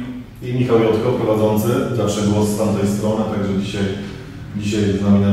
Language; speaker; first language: Polish; native; Polish